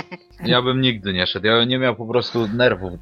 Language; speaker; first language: Polish; native; Polish